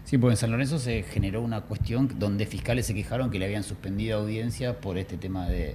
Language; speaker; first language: Spanish; native; Spanish